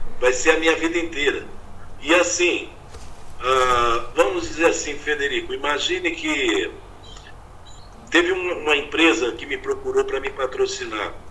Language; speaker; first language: Portuguese; native; Portuguese